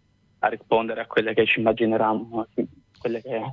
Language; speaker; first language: Italian; native; Italian